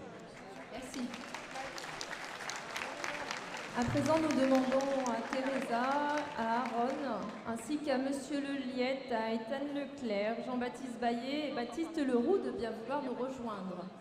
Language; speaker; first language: French; native; French